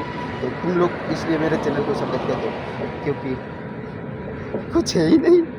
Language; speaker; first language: Hindi; non-native, local second language; Bangla